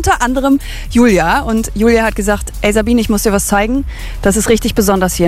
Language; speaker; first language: German; native; German